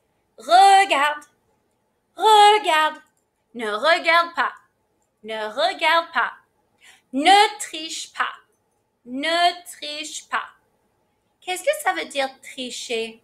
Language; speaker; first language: French; non-native, fluent; English